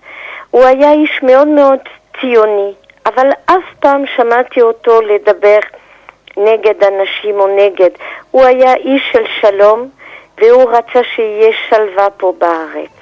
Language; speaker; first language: Hebrew; non-native, fluent; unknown